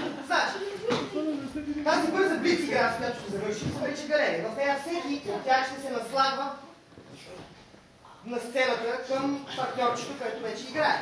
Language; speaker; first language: Bulgarian; native; Bulgarian